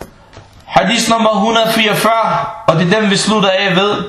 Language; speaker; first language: Danish; early bilingual, other home language; Arabic